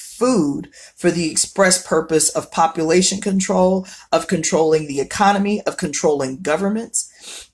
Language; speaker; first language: English; native; English